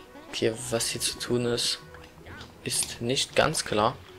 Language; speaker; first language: German; native; German